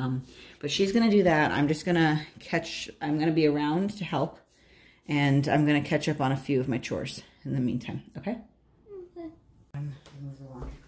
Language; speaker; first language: English; native; English